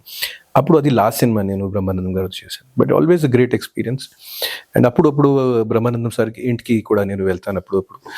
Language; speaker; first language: Telugu; non-native, fluent; Hindi